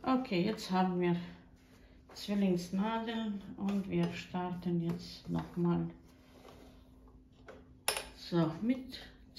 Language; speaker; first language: German; non-native, learner; Croatian